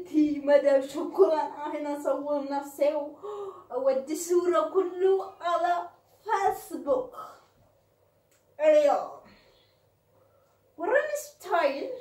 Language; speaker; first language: Arabic; non-native, learner; Oromo